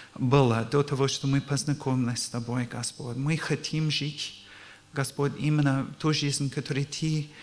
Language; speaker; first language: Russian; non-native, learner; English